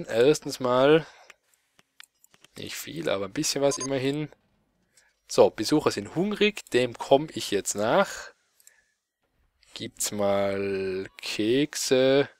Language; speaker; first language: German; native; German